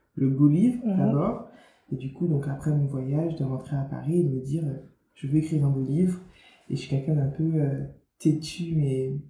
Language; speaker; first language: French; native; French